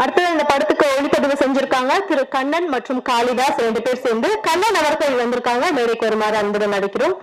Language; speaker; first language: Tamil; native; Tamil